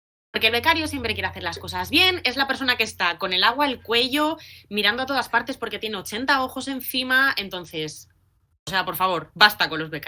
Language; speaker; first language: Spanish; native; Spanish